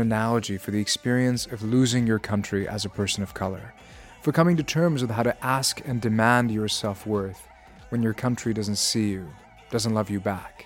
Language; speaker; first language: English; native; English